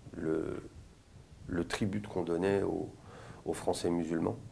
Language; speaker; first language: French; native; French